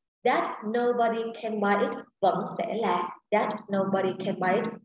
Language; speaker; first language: English; non-native, fluent; Vietnamese